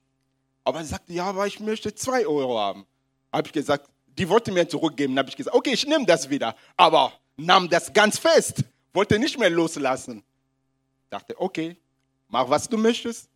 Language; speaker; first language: German; non-native, fluent; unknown